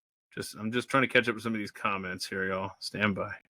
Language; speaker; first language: English; native; English